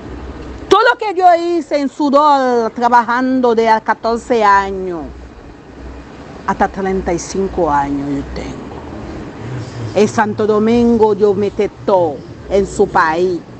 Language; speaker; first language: Spanish; non-native, learner; Haitian Creole